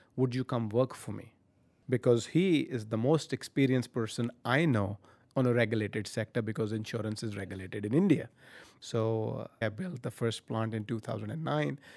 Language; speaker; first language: English; non-native, local second language; Punjabi